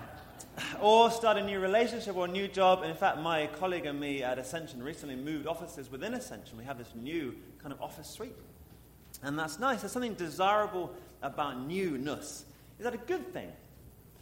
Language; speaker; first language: English; native; English